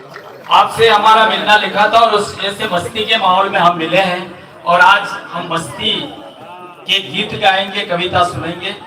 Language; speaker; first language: Hindi; non-native, local second language; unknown